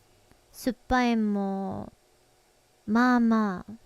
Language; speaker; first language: Japanese; non-native, learner; English